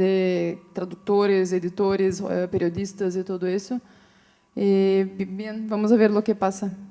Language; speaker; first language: Spanish; non-native, fluent; Portuguese